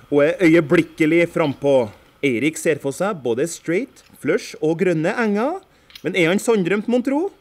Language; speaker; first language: Norwegian; native; Norwegian